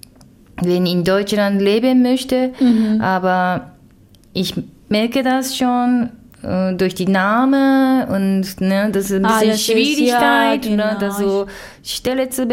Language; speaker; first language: German; non-native, fluent; Japanese